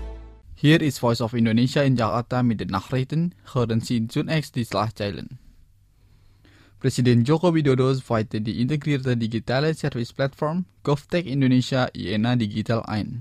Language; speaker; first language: German; non-native, fluent; Indonesian